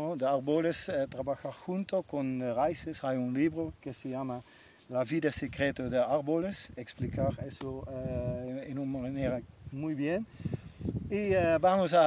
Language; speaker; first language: Spanish; non-native, learner; Dutch